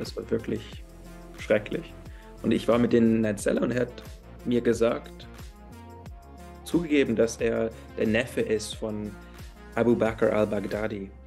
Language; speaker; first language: German; early bilingual, heritage; English